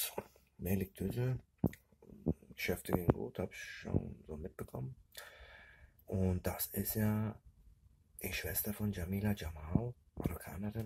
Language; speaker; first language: German; early bilingual, other home language; Turkish